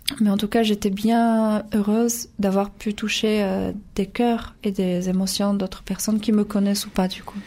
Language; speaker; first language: French; non-native, fluent; Polish